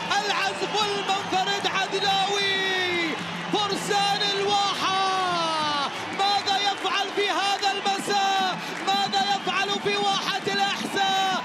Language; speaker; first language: Arabic; native; Arabic